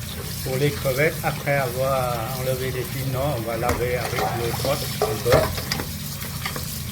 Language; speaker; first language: French; non-native, fluent; Vietnamese